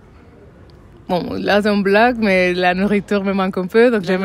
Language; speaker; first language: French; non-native, fluent; Spanish